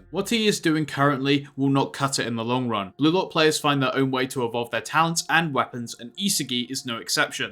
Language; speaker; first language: English; native; English